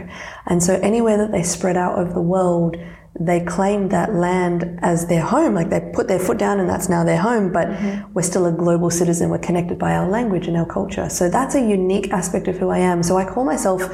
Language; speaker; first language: English; non-native, local second language; Serbian